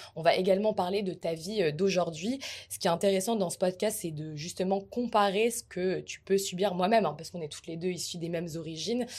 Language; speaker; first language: French; native; French